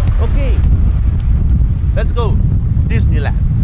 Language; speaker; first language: English; non-native, learner; Dutch